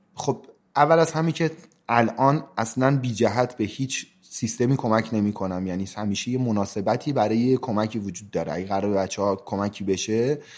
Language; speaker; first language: Persian; native; Persian